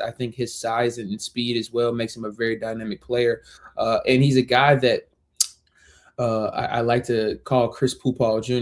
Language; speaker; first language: English; native; English